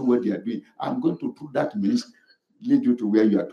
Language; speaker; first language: English; non-native, local second language; Yoruba